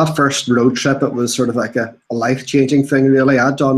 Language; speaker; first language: English; native; English